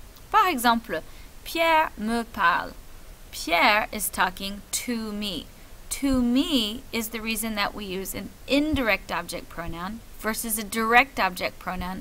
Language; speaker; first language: English; native; English